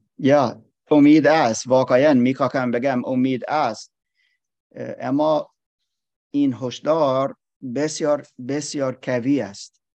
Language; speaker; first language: Persian; non-native, learner; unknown